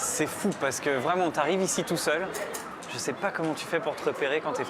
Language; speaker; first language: French; native; French